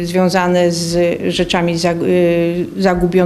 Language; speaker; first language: Polish; native; Polish